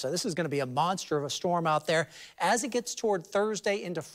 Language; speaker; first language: English; native; English